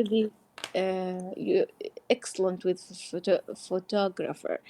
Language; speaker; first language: English; non-native, learner; Arabic